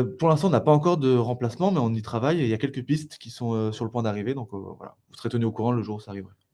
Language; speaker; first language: French; native; French